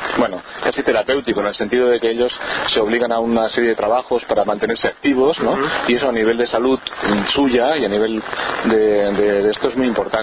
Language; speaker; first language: Spanish; native; Spanish